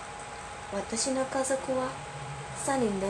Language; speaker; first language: Japanese; non-native, fluent; Indonesian